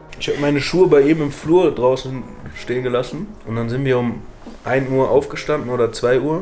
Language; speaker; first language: German; native; German